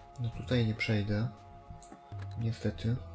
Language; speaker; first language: Polish; native; Polish